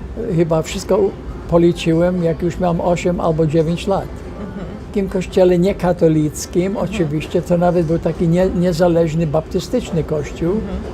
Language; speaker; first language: Polish; non-native, fluent; English